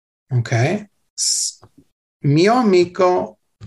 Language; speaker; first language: Italian; non-native, learner; English